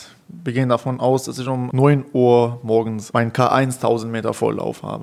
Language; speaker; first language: German; non-native, fluent; Persian